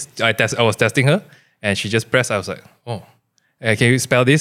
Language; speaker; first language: English; non-native, local second language; Min Nan Chinese